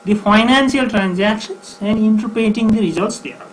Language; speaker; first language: English; non-native, local second language; Nepali